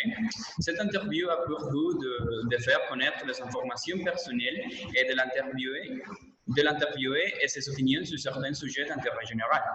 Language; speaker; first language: French; non-native, learner; Spanish